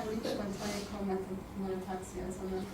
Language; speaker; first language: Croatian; non-native, learner; English